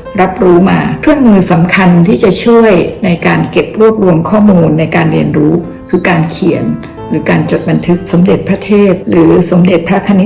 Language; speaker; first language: Thai; native; Thai